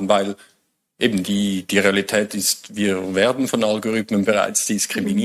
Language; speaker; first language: German; native; German